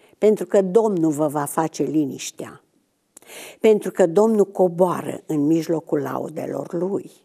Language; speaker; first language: Romanian; native; Romanian